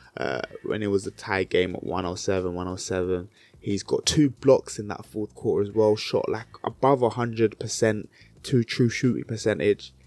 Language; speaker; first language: English; native; English